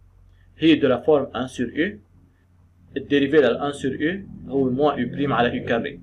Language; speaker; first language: French; non-native, local second language; Arabic